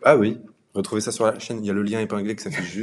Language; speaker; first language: French; native; French